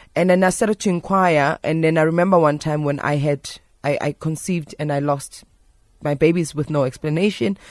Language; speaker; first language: English; non-native, local second language; Zulu